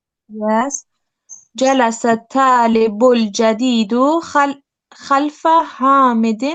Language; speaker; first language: Arabic; non-native, learner; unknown